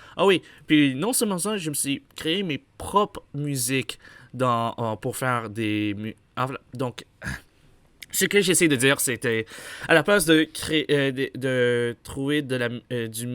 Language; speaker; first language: French; native; French